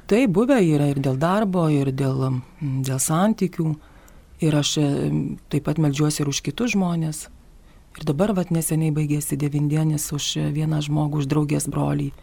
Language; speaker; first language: Lithuanian; native; Lithuanian